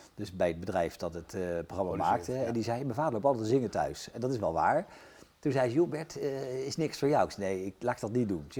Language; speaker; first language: Dutch; native; Dutch